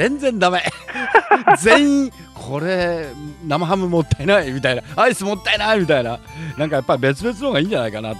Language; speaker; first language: Japanese; native; Japanese